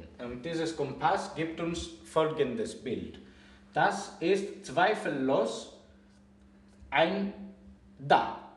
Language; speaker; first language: German; non-native, fluent; Greek